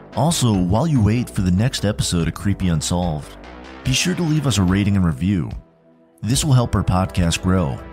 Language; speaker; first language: English; native; English